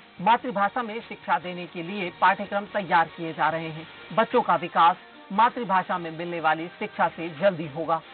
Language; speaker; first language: Hindi; native; Hindi